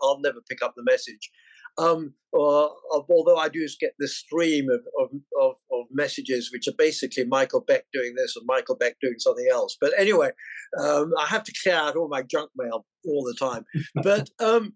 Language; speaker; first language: English; native; English